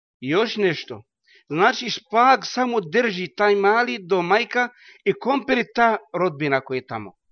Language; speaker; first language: Croatian; non-native, learner; Arabic